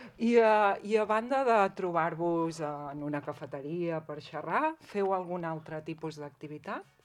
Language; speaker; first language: Catalan; native; Catalan